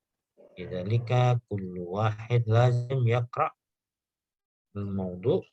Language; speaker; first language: Arabic; non-native, fluent; Indonesian